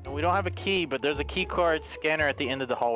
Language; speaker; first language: English; native; English